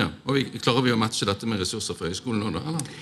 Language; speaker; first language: Norwegian; native; Norwegian